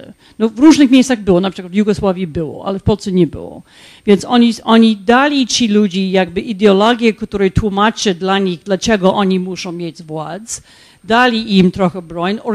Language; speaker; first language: Polish; non-native, fluent; English